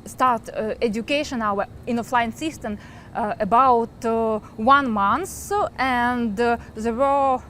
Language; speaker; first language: English; non-native, learner; Ukrainian